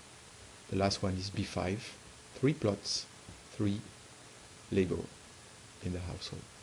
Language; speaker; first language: English; non-native, fluent; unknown